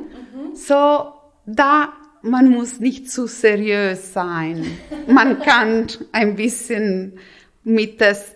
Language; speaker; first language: German; non-native, local second language; Italian